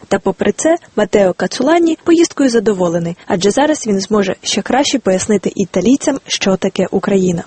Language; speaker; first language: Ukrainian; native; Ukrainian